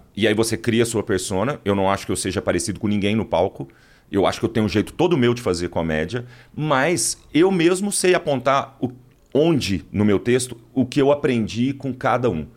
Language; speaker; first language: Portuguese; native; Portuguese